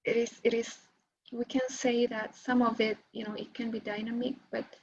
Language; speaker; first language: English; non-native, fluent; Indonesian